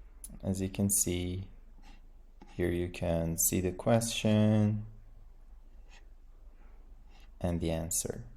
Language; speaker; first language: English; non-native, fluent; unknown